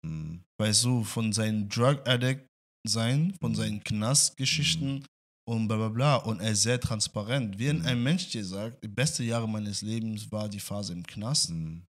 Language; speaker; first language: German; non-native, fluent; French